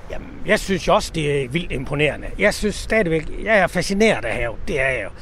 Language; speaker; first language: Danish; native; Danish